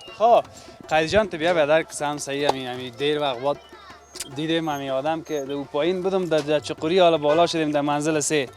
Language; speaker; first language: Persian; native; Persian